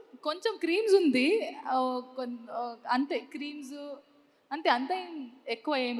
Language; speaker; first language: Telugu; non-native, learner; Kannada